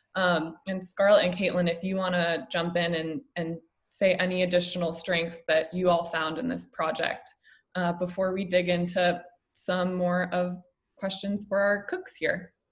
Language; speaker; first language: English; native; English